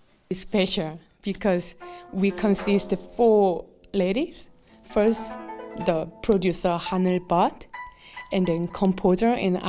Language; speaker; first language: English; non-native, learner; Korean